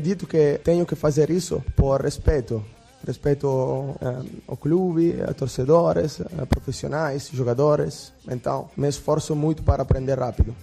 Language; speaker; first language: Portuguese; non-native, learner; Italian